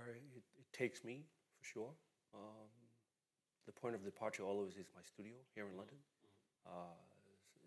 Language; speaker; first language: English; non-native, local second language; Bini